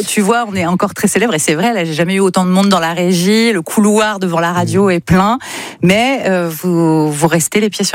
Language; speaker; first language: French; native; French